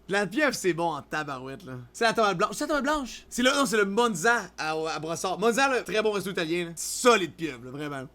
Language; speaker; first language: French; native; French